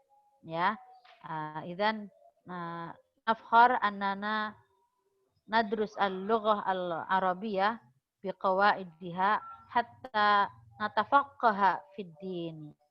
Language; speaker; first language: Arabic; non-native, fluent; Indonesian